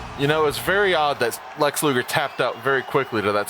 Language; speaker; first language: English; native; English